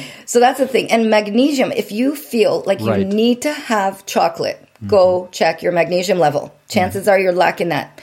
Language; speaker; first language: English; native; English